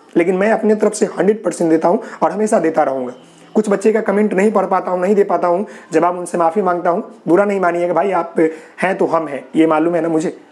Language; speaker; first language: Hindi; native; Hindi